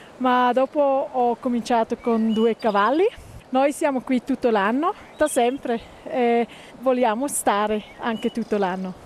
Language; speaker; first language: Italian; non-native, local second language; German